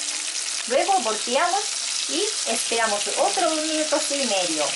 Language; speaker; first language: Spanish; non-native, fluent; Japanese